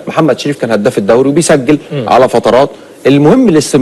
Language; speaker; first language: Arabic; native; Arabic